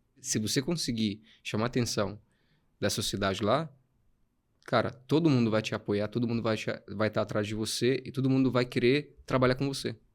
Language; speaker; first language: Portuguese; non-native, fluent; Arabic